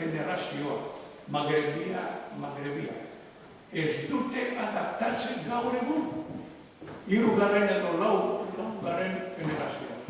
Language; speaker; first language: Basque; non-native, learner; Croatian